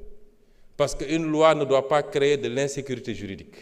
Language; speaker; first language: French; non-native, local second language; Wolof